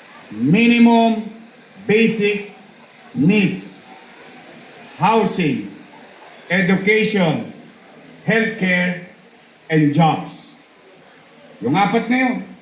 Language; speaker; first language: English; non-native, local second language; Filipino